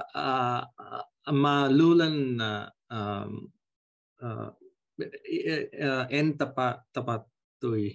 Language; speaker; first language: Finnish; non-native, learner; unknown